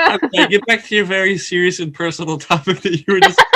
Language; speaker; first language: English; native; English